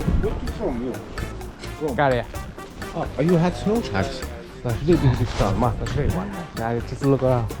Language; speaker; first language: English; non-native, learner; Korean